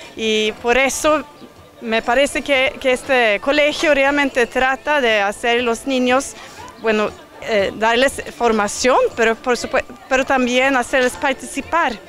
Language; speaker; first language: Spanish; non-native, fluent; Swedish